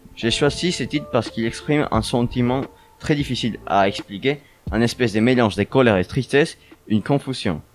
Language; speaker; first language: French; early bilingual, other home language; Spanish